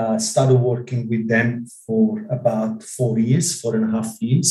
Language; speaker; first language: English; non-native, fluent; Italian